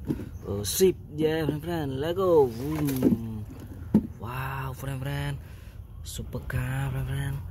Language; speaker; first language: English; non-native, learner; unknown